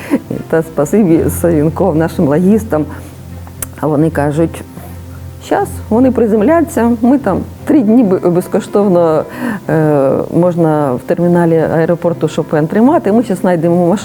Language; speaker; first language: Ukrainian; native; Ukrainian